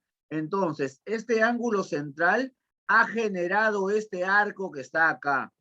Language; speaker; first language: Spanish; native; Spanish